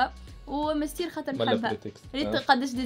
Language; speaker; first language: Arabic; native; Arabic